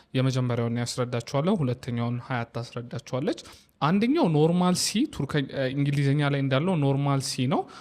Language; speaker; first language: Amharic; non-native, local second language; Oromo